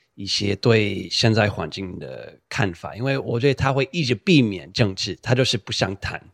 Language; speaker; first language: Chinese; non-native, fluent; English